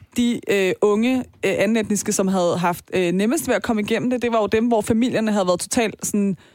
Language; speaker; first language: Danish; early bilingual, other home language; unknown